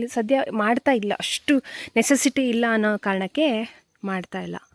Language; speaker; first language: Kannada; native; Kannada